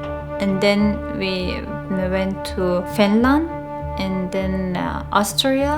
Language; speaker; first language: English; non-native, learner; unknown